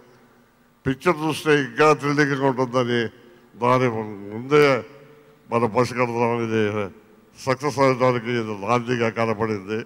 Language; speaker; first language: Telugu; native; Telugu